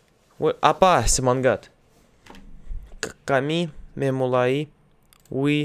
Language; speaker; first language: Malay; non-native, learner; Russian